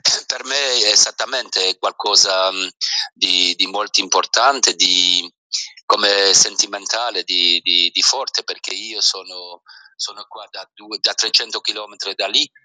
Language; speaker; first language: Italian; early bilingual, heritage; French